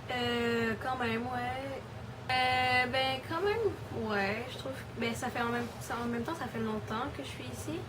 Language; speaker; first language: French; early bilingual, other home language; Spanish